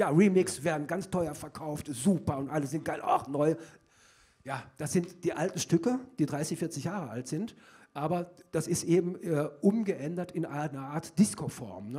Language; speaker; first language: German; native; German